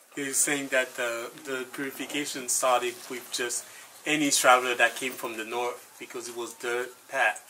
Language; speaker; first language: English; non-native, fluent; French